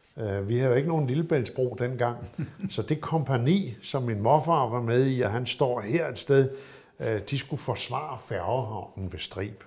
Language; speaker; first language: Danish; native; Danish